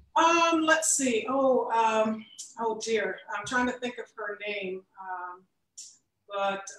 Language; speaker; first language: English; native; English